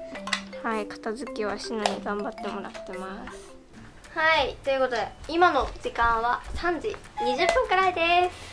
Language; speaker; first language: Japanese; native; Japanese